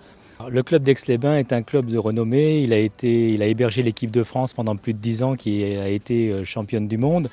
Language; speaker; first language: French; native; French